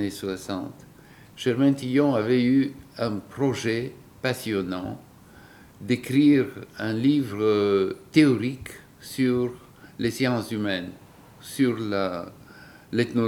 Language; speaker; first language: French; non-native, fluent; Bulgarian